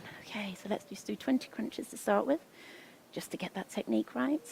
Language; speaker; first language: English; native; English